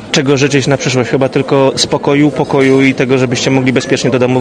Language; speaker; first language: Polish; native; Polish